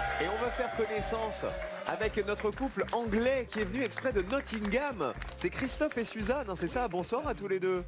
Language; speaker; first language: French; native; French